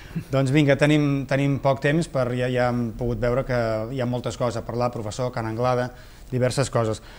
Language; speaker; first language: Catalan; native; Catalan